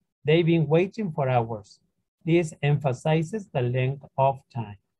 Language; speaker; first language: English; non-native, fluent; Spanish